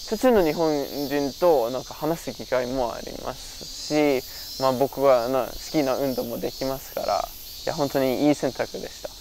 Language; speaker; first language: Japanese; non-native, fluent; Norwegian